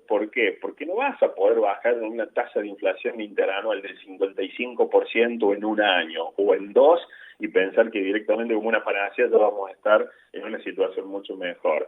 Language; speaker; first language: Spanish; native; Spanish